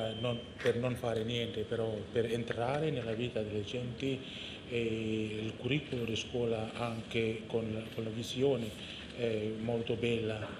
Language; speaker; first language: Italian; non-native, learner; Indonesian